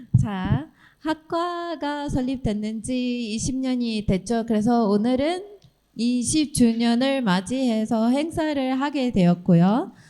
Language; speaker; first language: Korean; non-native, fluent; Arabic